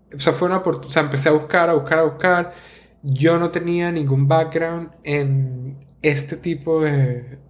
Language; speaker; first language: Spanish; native; Spanish